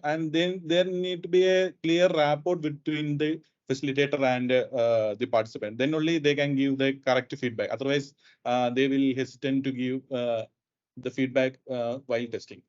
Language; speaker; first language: English; non-native, local second language; Malayalam